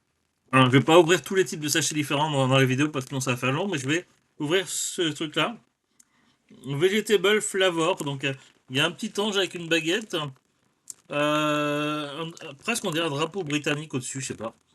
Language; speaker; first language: French; native; French